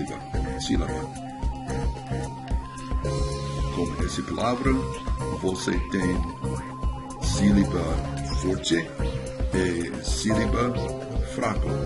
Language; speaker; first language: Portuguese; non-native, learner; English